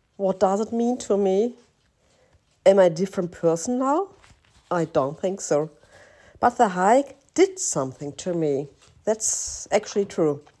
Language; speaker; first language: English; non-native, learner; German